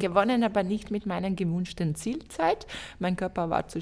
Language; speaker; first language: German; non-native, fluent; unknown